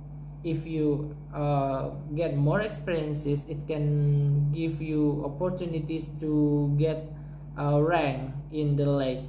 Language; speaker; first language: English; non-native, learner; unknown